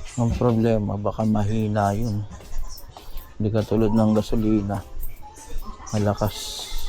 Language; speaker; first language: Filipino; native; Filipino